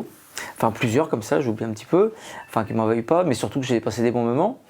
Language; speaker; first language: French; native; French